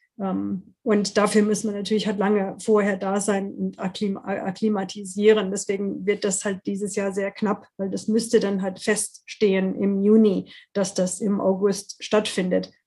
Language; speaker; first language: German; non-native, fluent; English